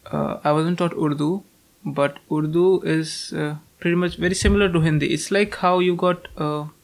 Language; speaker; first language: English; non-native, local second language; Hindi